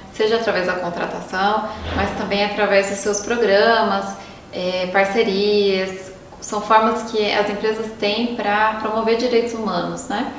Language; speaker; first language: Portuguese; native; Portuguese